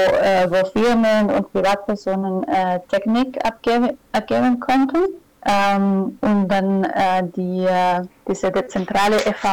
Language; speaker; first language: German; non-native, fluent; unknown